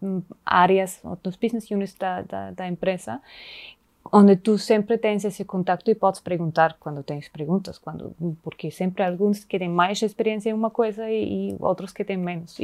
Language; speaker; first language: Portuguese; non-native, fluent; German